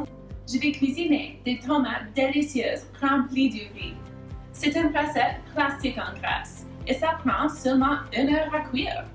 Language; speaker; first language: French; non-native, learner; English